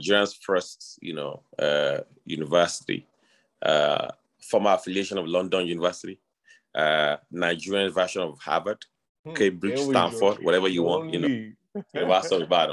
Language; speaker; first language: English; non-native, local second language; Yoruba